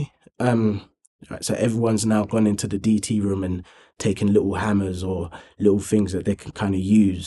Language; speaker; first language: English; native; English